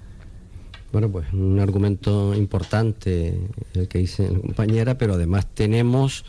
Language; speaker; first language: Spanish; native; Spanish